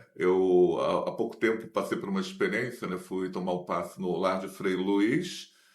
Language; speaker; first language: Portuguese; native; Portuguese